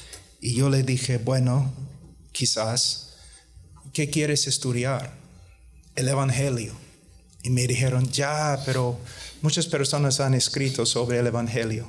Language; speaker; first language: Spanish; non-native, fluent; English